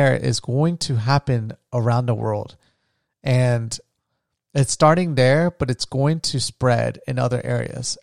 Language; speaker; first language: English; early bilingual, other home language; Spanish